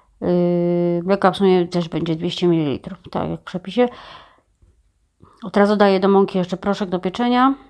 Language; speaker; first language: Polish; native; Polish